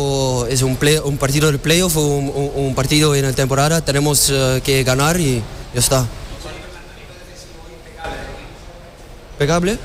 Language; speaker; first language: Spanish; non-native, learner; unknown